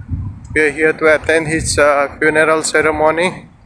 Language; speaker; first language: English; non-native, learner; Nepali